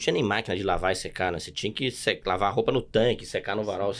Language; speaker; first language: Portuguese; native; Portuguese